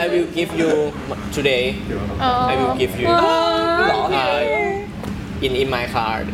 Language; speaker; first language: English; non-native, learner; Thai